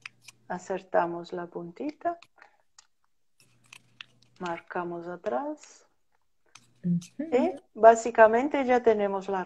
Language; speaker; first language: Spanish; non-native, fluent; Portuguese